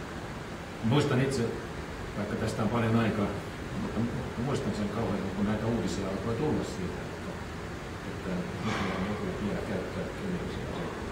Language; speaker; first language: Finnish; native; Finnish